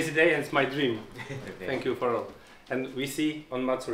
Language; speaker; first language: English; non-native, learner; Polish